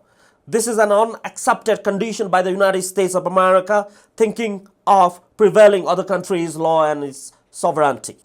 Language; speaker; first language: English; non-native, fluent; Nepali